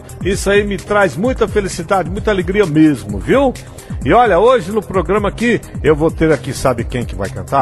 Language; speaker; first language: Portuguese; native; Portuguese